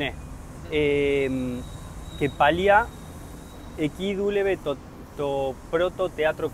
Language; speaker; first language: Greek; early bilingual, heritage; Spanish